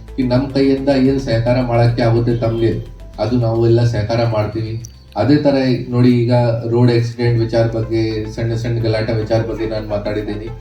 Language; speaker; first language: Kannada; non-native, fluent; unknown